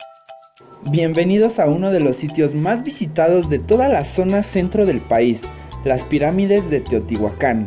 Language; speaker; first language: Spanish; native; Spanish